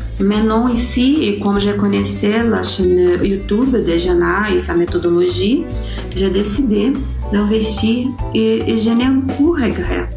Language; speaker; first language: French; non-native, learner; Portuguese